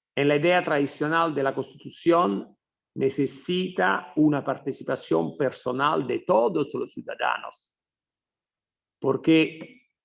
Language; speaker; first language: Spanish; non-native, fluent; Italian